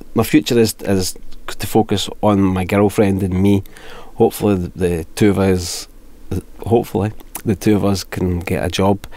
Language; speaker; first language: English; native; English